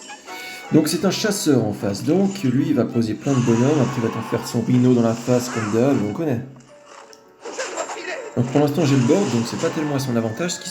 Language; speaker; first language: French; native; French